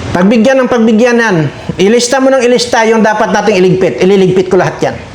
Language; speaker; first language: Filipino; native; Filipino